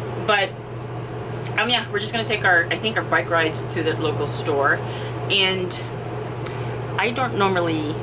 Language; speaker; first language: English; non-native, local second language; Filipino